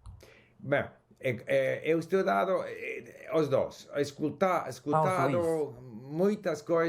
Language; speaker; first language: Portuguese; non-native, learner; Japanese